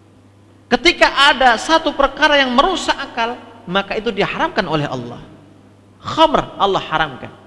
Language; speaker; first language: Indonesian; native; Indonesian